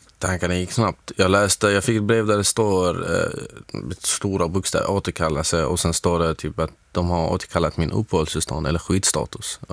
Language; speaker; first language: Swedish; non-native, fluent; Arabic